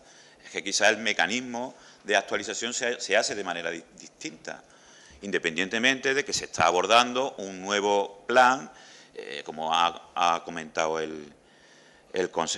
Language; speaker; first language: Spanish; native; Spanish